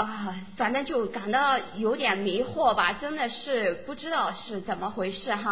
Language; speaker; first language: Chinese; native; Chinese